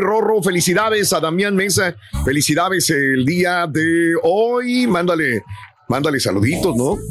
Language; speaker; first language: Spanish; native; Spanish